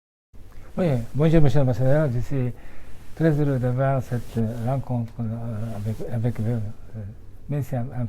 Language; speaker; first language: French; non-native, fluent; Japanese